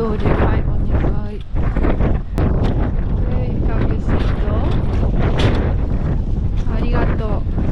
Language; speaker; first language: Japanese; non-native, learner; Spanish